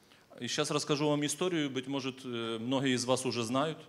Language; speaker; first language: Polish; non-native, learner; Russian